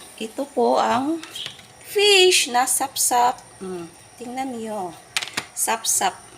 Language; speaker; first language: Filipino; non-native, local second language; Cebuano